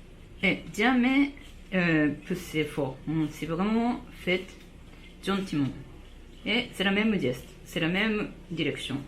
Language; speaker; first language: French; non-native, fluent; Japanese